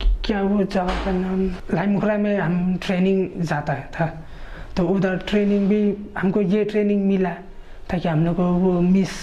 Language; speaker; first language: Hindi; non-native, local second language; Khasi